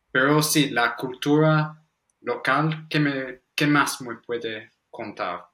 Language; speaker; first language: Spanish; non-native, fluent; English